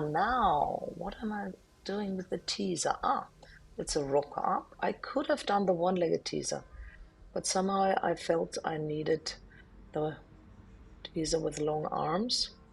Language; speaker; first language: English; non-native, fluent; German